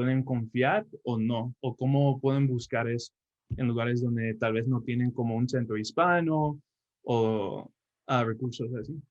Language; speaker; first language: Spanish; early bilingual, heritage; Spanish